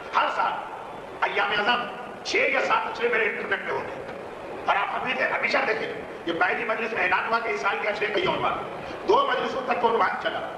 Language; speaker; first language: Urdu; native; Urdu